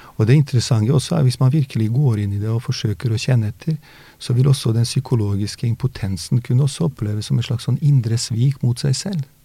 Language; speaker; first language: Norwegian; early bilingual, other home language; Bosnian